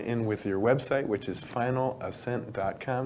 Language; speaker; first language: English; native; English